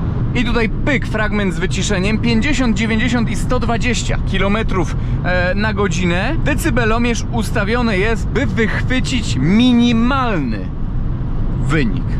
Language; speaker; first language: Polish; native; Polish